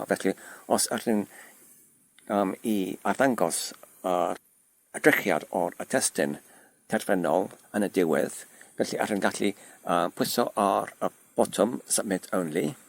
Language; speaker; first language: Welsh; non-native, learner; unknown